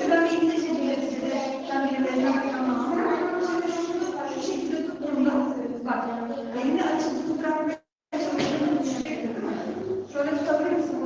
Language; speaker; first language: Turkish; native; Turkish